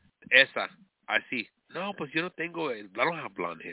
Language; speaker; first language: English; early bilingual, other home language; Spanish